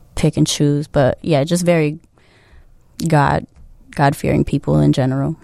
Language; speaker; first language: English; early bilingual, other home language; Filipino